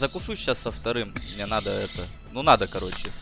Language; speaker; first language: Russian; native; Russian